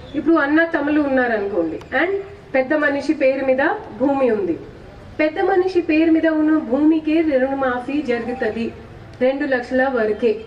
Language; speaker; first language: Telugu; non-native, fluent; Hindi